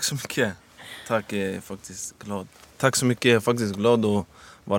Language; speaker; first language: Swedish; early bilingual, other home language; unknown